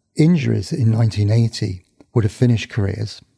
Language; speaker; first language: English; native; English